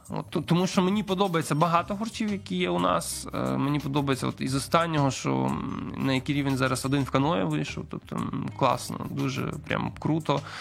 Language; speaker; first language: Ukrainian; non-native, local second language; Russian